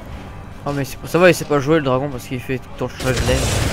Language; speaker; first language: French; native; French